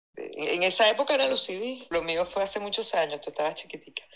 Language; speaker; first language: Spanish; native; Spanish